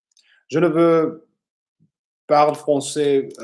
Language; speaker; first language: French; non-native, learner; English